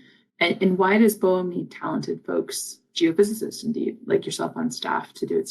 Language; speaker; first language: English; native; English